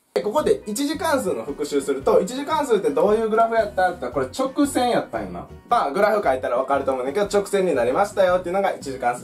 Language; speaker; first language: Japanese; native; Japanese